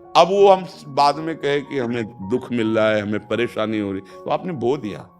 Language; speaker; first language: Hindi; native; Hindi